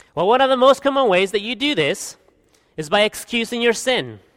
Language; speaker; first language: English; early bilingual, other home language; Spanish